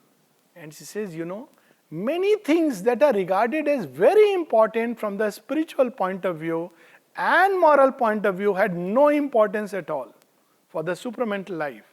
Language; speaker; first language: English; non-native, local second language; Hindi